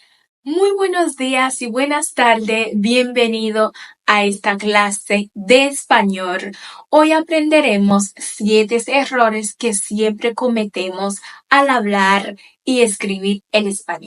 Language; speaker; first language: Spanish; non-native, fluent; Haitian Creole